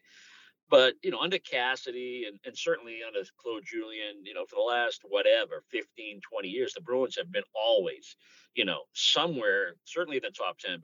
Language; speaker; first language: English; native; English